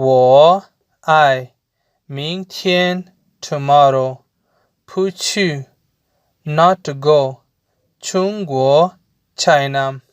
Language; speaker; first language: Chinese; non-native, learner; Urdu